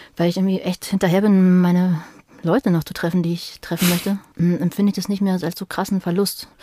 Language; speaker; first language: German; native; German